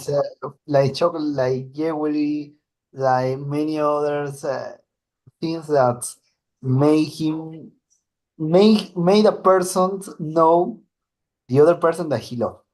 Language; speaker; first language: English; non-native, learner; Spanish